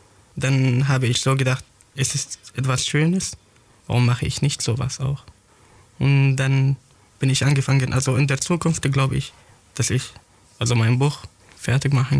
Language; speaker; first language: German; non-native, fluent; Arabic